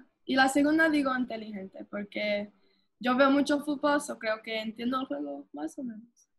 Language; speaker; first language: Spanish; early bilingual, heritage; English